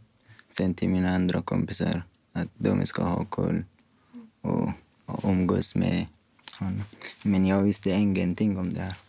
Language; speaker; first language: Swedish; non-native, fluent; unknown